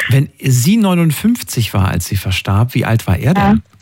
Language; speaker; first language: German; native; German